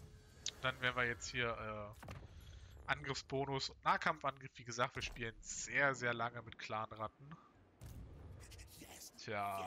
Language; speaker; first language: German; native; German